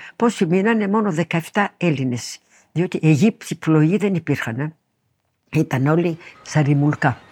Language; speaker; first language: Greek; early bilingual, heritage; Greek